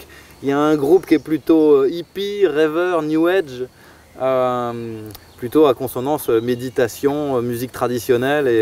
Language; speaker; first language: French; native; French